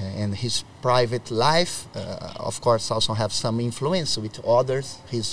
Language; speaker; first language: English; non-native, learner; Portuguese